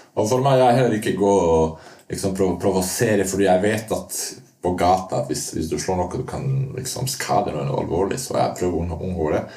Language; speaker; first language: Norwegian; non-native, fluent; Bosnian